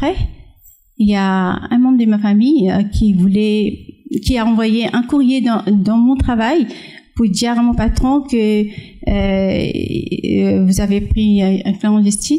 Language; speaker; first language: French; non-native, fluent; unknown